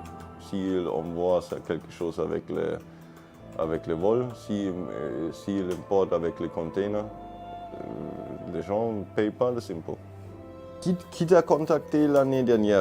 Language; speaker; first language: French; non-native, fluent; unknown